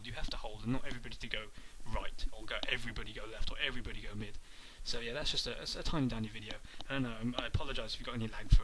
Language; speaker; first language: English; native; English